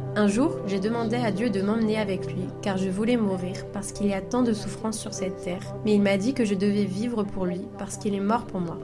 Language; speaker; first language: French; non-native, fluent; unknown